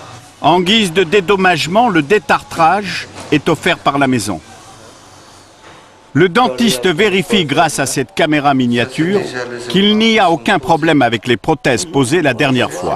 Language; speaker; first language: French; native; French